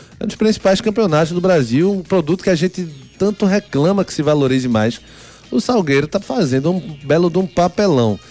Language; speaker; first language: Portuguese; native; Portuguese